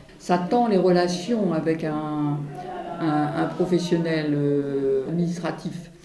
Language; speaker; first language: French; native; French